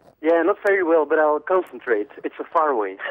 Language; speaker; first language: English; non-native, fluent; Dutch